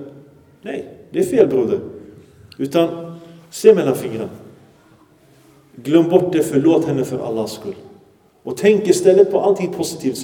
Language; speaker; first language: Swedish; early bilingual, other home language; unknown